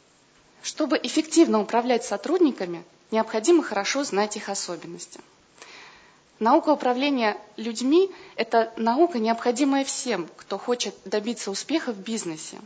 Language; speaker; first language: Russian; native; Russian